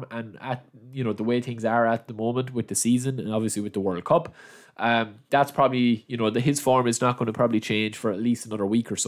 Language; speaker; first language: English; native; English